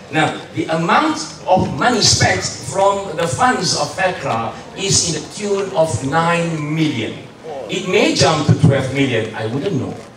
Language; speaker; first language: English; non-native, local second language; Malay